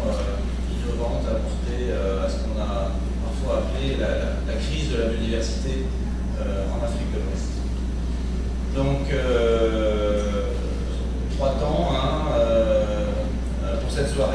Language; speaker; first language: French; native; French